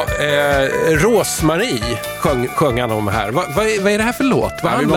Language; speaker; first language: Swedish; native; Swedish